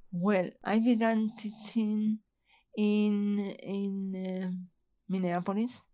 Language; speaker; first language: English; non-native, fluent; Spanish